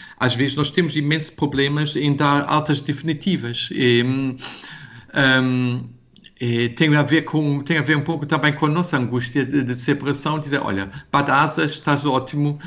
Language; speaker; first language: Portuguese; non-native, fluent; German